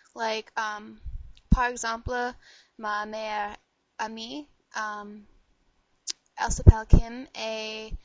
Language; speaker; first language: French; non-native, learner; English